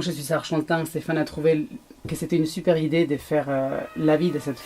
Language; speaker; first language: French; native; French